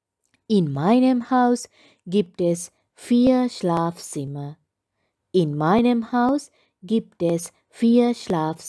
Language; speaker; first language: German; non-native, learner; Sinhala